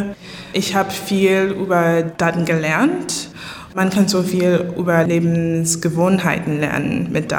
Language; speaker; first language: German; non-native, learner; English